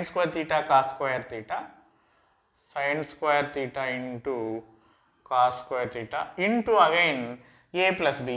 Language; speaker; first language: English; non-native, local second language; Telugu